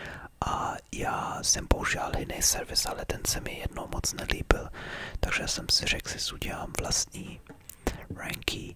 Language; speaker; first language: Czech; early bilingual, heritage; Czech